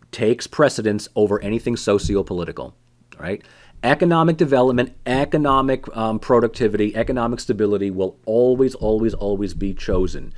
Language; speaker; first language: English; native; English